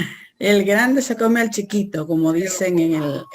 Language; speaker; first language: Spanish; native; Spanish